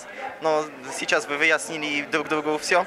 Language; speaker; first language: Russian; non-native, fluent; Polish